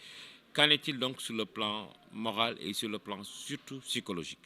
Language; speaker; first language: French; non-native, local second language; Wolof